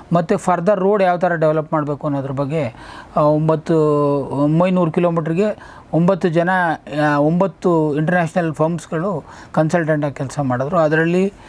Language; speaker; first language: Kannada; native; Kannada